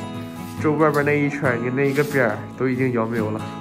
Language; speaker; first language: Chinese; native; Chinese